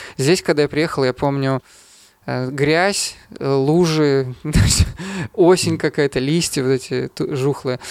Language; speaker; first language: Russian; native; Russian